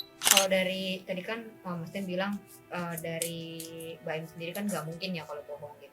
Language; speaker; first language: Indonesian; native; Indonesian